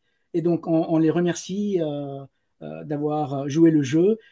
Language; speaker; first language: French; native; French